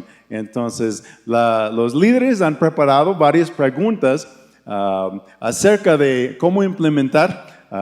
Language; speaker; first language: Spanish; non-native, fluent; English